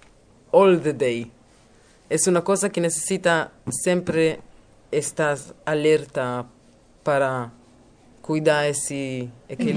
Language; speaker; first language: Spanish; non-native, learner; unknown